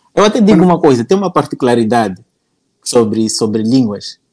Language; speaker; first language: Portuguese; native; Portuguese